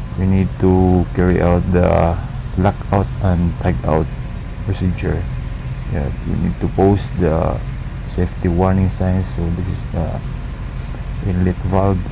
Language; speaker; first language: English; non-native, local second language; Filipino